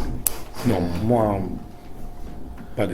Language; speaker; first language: French; non-native, fluent; Italian